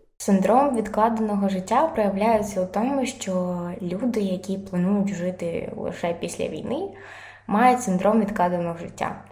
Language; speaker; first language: Ukrainian; non-native, local second language; Russian